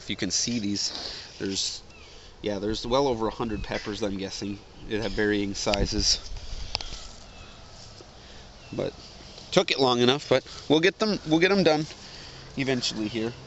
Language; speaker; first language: English; native; English